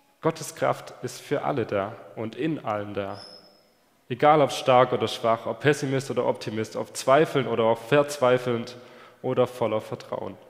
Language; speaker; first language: German; native; German